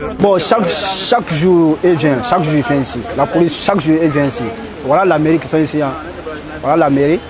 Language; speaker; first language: French; non-native, local second language; Dyula